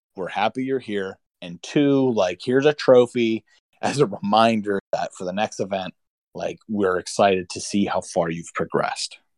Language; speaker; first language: English; native; English